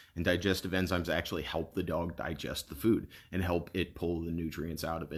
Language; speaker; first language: English; native; English